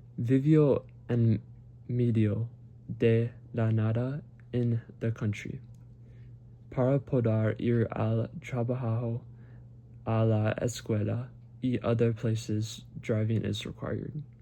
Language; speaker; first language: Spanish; non-native, learner; English